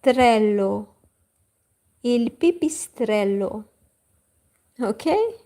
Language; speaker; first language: Italian; non-native, learner; Portuguese